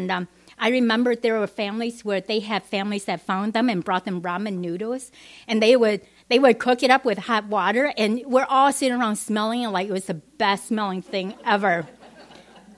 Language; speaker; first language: English; non-native, fluent; Vietnamese